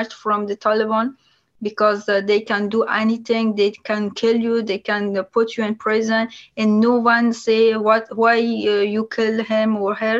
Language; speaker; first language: English; non-native, learner; Persian